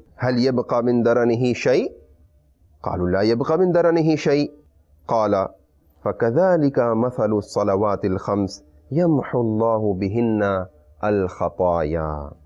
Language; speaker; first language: Arabic; non-native, fluent; Urdu